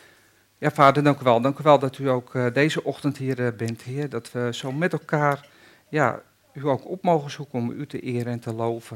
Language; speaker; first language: Dutch; native; Dutch